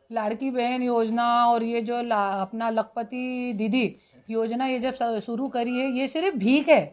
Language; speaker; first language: Hindi; non-native, local second language; Marathi